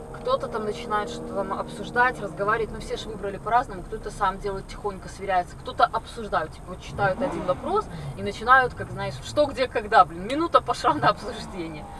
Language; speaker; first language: Russian; native; Russian